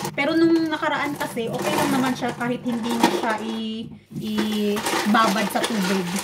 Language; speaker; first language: Filipino; non-native, local second language; Cebuano